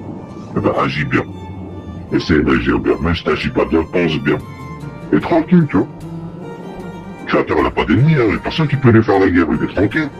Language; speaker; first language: French; native; French